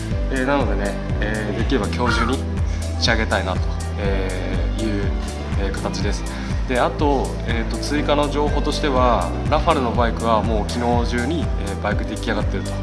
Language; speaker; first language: Japanese; native; Japanese